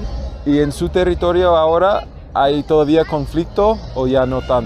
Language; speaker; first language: Spanish; non-native, fluent; English